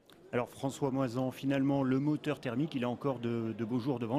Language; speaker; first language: French; native; French